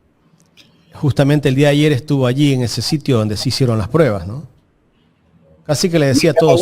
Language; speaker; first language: Spanish; native; Spanish